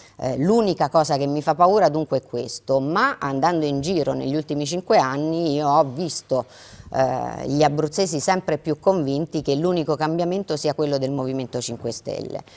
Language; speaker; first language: Italian; native; Italian